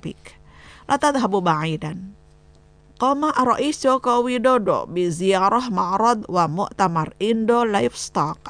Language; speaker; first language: Arabic; non-native, fluent; Indonesian